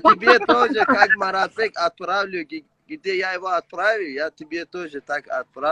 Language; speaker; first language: Russian; non-native, learner; Persian